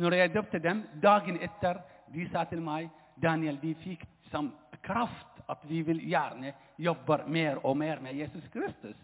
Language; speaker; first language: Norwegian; non-native, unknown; Arabic